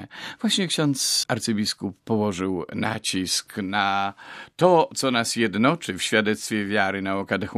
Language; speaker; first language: Polish; native; Polish